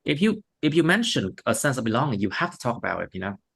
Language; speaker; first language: English; non-native, fluent; Vietnamese